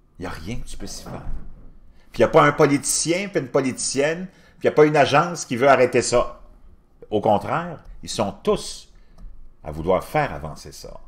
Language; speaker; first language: French; native; French